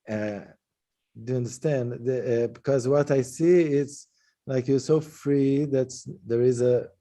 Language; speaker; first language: English; non-native, fluent; Portuguese